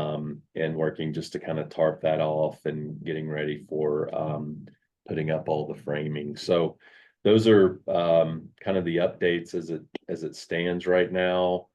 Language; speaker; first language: English; native; English